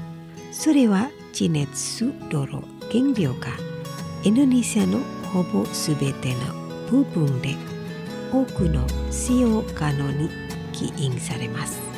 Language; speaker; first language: Japanese; non-native, fluent; Indonesian